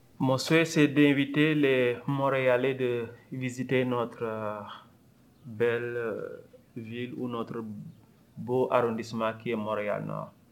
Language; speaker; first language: French; non-native, local second language; Wolof